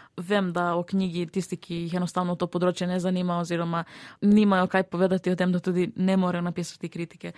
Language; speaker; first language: Slovenian; early bilingual, other home language; Serbian